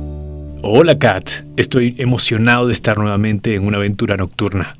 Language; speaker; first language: Spanish; native; Spanish